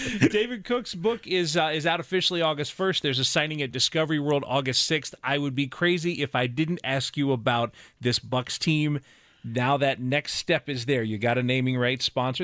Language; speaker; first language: English; native; English